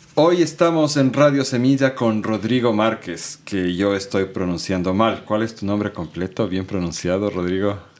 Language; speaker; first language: Spanish; native; Spanish